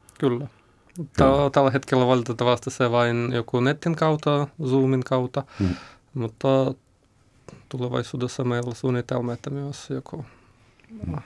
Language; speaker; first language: Finnish; non-native, learner; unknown